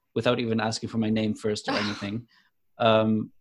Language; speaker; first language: English; non-native, fluent; German